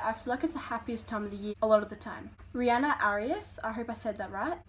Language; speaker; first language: English; native; English